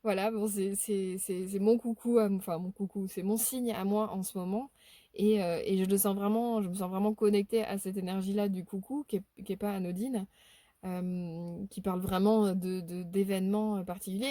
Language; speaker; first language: French; native; French